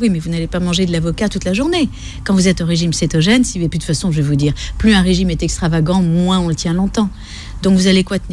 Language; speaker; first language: French; native; French